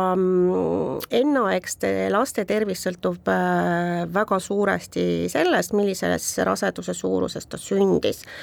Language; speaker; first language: Estonian; native; Estonian